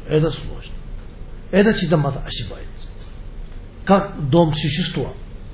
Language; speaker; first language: Russian; non-native, learner; Tibetan